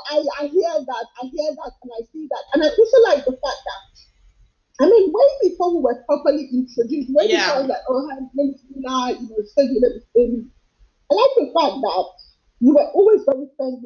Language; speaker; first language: English; non-native, local second language; Yoruba